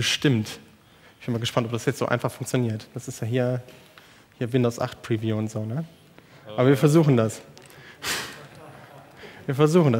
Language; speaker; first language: German; native; German